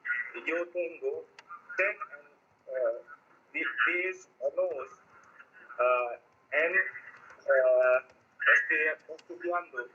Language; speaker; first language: Spanish; non-native, learner; Hindi